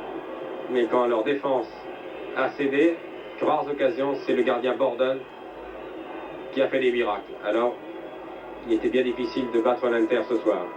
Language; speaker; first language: French; native; French